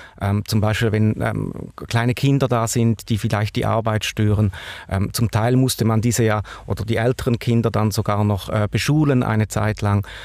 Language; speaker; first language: German; native; German